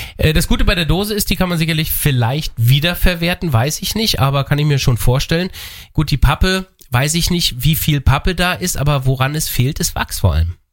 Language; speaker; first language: German; native; German